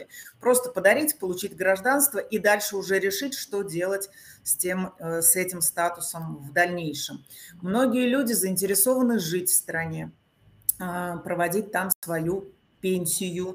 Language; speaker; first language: Russian; native; Russian